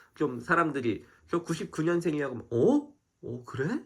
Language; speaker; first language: Korean; native; Korean